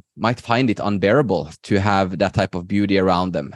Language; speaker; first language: English; non-native, fluent; Norwegian